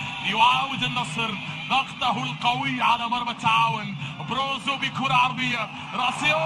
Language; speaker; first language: Arabic; native; Arabic